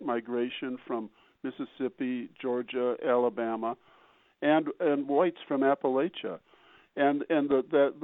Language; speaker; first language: English; native; English